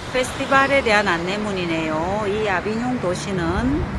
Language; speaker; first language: Korean; native; Korean